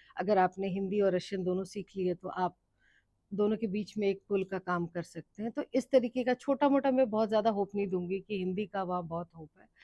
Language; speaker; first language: Hindi; native; Hindi